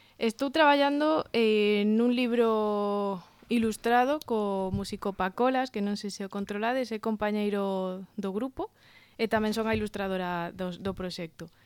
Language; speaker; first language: Galician; non-native, local second language; Spanish